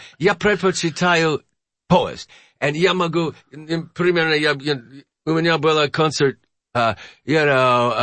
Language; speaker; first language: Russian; non-native, learner; English